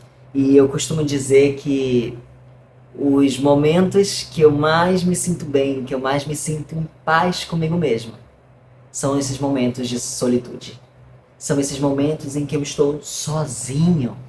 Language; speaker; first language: Portuguese; native; Portuguese